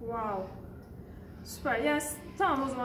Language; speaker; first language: Turkish; native; Turkish